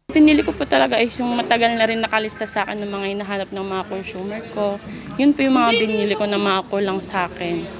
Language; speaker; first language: Filipino; non-native, local second language; Maranao